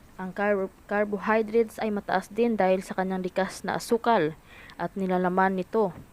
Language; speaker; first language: Filipino; non-native, local second language; Hiligaynon